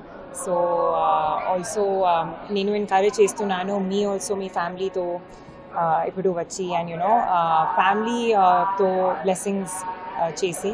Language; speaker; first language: Telugu; non-native, learner; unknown